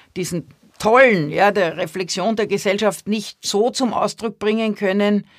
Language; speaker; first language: German; native; German